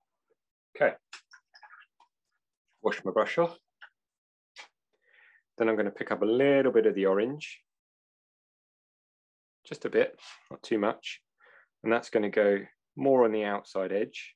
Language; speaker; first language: English; native; English